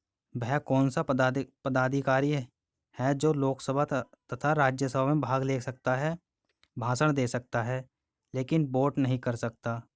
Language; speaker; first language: Hindi; native; Hindi